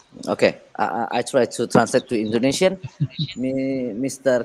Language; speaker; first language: English; non-native, fluent; Indonesian